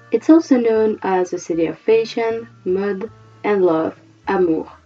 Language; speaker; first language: English; non-native, fluent; French